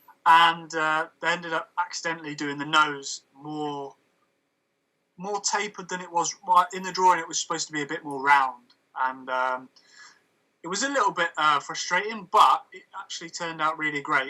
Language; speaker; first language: English; native; English